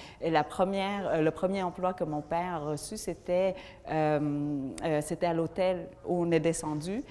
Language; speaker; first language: French; early bilingual, other home language; Vietnamese